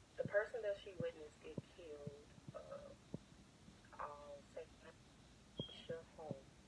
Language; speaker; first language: English; native; English